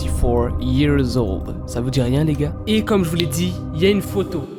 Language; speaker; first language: French; native; French